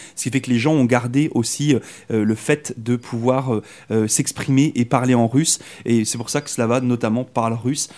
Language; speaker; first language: French; native; French